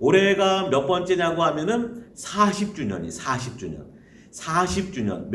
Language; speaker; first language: Korean; native; Korean